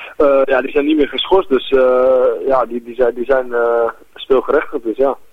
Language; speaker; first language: Dutch; native; Dutch